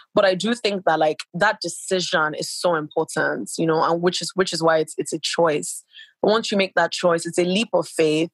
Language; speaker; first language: English; non-native, local second language; Yoruba